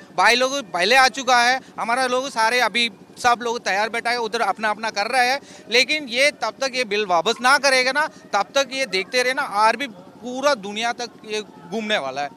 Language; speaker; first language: Hindi; non-native, local second language; Tamil